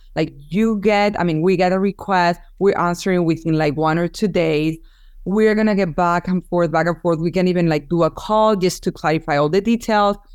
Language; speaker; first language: English; non-native, fluent; Spanish